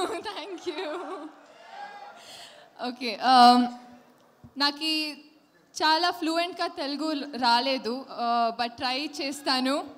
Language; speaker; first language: Telugu; non-native, local second language; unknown